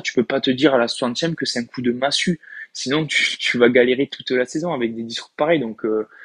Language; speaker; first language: French; native; French